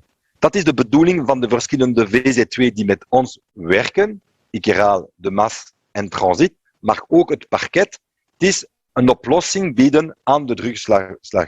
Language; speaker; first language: Dutch; non-native, local second language; French